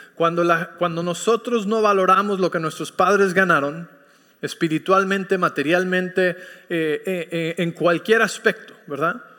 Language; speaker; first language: Spanish; early bilingual, heritage; Spanish